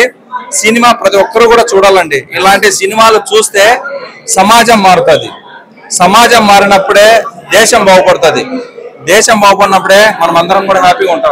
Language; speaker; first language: Telugu; native; Telugu